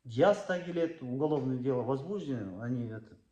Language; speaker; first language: Russian; non-native, local second language; Kazakh